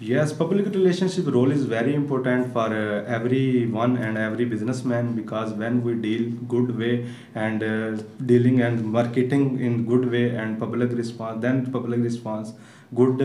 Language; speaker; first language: English; non-native, learner; Punjabi